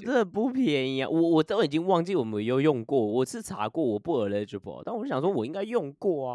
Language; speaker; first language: Chinese; native; Chinese